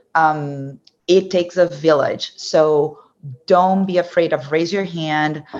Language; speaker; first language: English; non-native, fluent; Portuguese